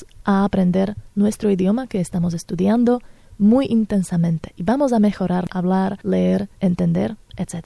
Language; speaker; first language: Spanish; non-native, fluent; Slovak